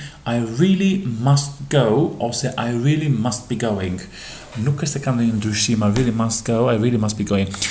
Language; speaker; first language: English; non-native, fluent; Albanian